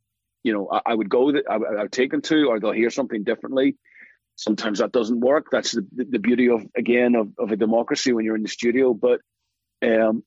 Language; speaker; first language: English; native; English